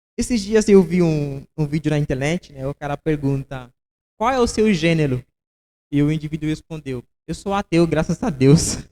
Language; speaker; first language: Portuguese; non-native, fluent; Haitian Creole